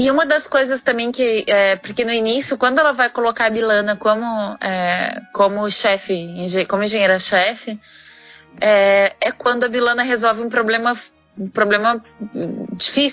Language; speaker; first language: Portuguese; native; Portuguese